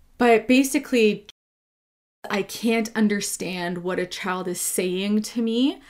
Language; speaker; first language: English; native; English